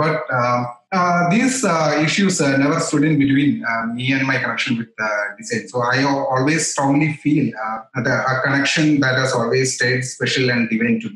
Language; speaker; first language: English; non-native, local second language; Malayalam